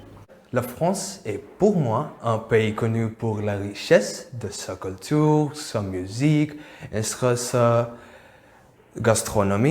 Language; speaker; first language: French; non-native, fluent; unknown